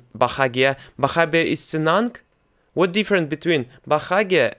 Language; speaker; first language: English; non-native, fluent; Russian